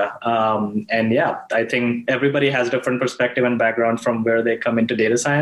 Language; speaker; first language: English; non-native, local second language; Hindi